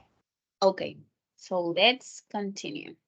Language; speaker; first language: English; non-native, fluent; Spanish